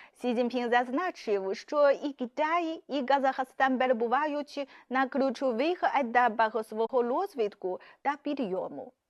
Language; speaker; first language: Ukrainian; non-native, fluent; Chinese